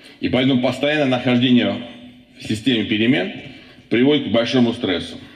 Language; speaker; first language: Russian; non-native, local second language; Armenian